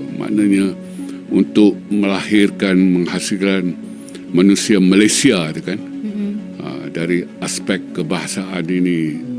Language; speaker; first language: Malay; native; Malay